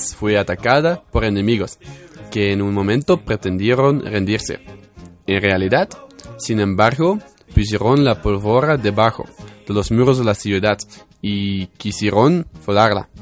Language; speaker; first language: Spanish; non-native, learner; Dutch